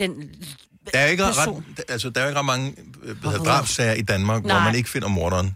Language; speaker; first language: Danish; native; Danish